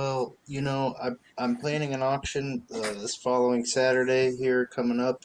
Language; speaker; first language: English; native; English